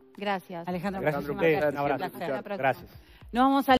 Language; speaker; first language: Spanish; native; Spanish